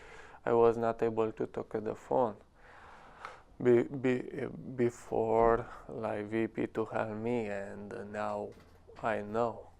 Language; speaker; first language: English; non-native, learner; Romanian